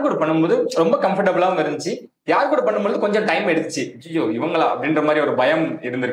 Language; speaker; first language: Tamil; native; Tamil